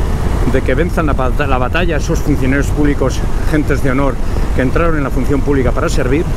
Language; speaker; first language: Spanish; native; Spanish